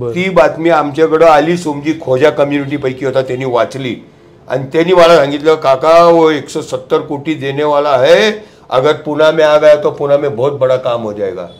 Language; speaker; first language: Marathi; non-native, local second language; Gujarati